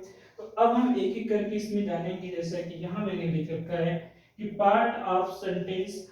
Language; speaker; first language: Hindi; native; Hindi